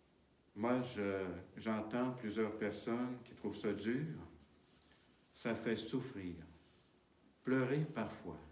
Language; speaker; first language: French; native; French